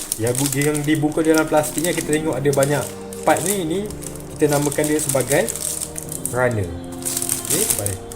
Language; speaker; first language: Malay; native; Malay